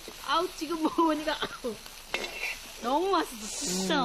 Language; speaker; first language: Korean; non-native, learner; Nepali